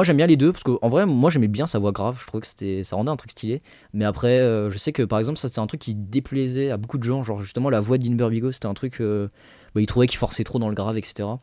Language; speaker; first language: French; native; French